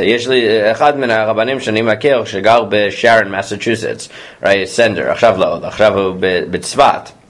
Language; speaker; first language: Hebrew; non-native, fluent; English